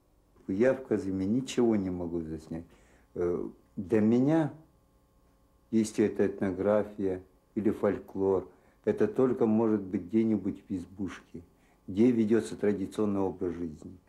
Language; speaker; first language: Russian; non-native, local second language; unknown